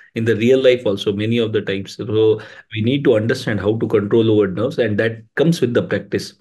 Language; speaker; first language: English; non-native, local second language; Hindi